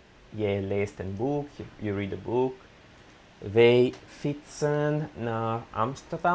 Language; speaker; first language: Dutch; non-native, fluent; Italian